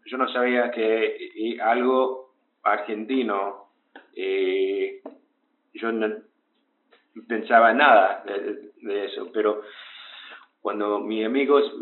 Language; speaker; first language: Spanish; early bilingual, heritage; English